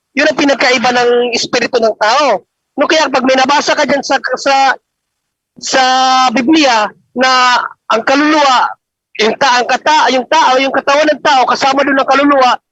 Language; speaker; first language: Filipino; non-native, local second language; Cebuano